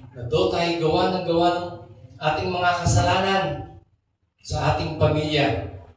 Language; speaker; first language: Filipino; native; Filipino